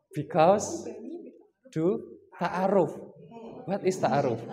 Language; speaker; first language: English; non-native, learner; Indonesian